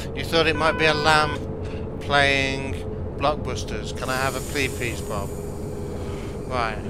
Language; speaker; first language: English; native; English